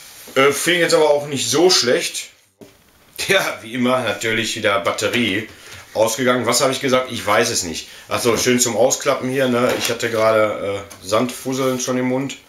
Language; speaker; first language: German; native; German